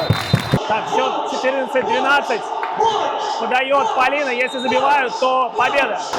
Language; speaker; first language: Russian; native; Russian